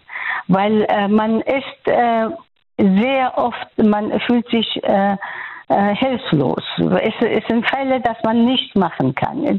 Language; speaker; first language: German; non-native, fluent; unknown